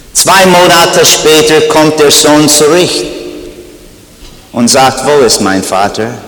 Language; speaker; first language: German; non-native, learner; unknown